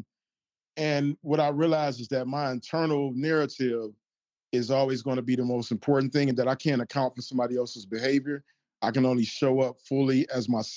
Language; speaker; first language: English; native; English